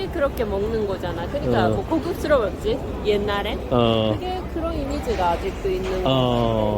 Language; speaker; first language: Korean; non-native, fluent; Japanese